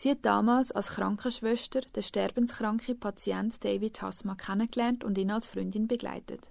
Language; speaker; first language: German; native; German